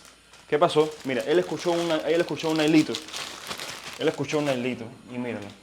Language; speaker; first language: Spanish; native; Spanish